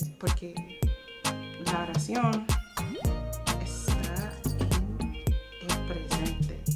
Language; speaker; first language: Spanish; non-native, fluent; English